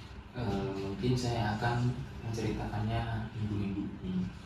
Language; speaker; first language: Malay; non-native, fluent; Indonesian